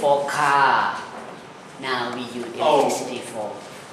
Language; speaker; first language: English; non-native, learner; Thai